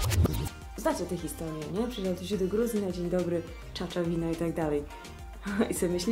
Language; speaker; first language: Polish; native; Polish